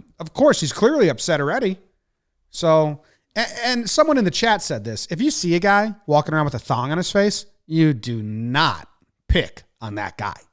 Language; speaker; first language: English; native; English